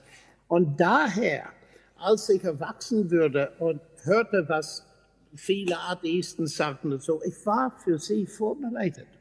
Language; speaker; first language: German; non-native, fluent; English